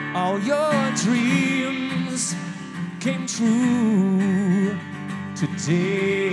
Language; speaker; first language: English; native; English